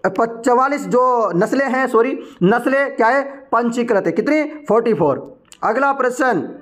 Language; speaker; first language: Hindi; native; Hindi